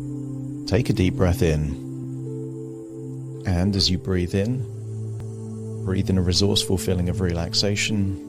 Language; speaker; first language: English; native; English